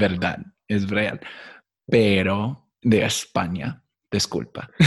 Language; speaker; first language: Spanish; non-native, fluent; English